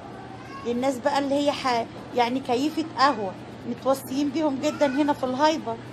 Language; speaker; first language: Arabic; native; Arabic